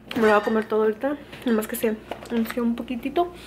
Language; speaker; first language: Spanish; early bilingual, other home language; English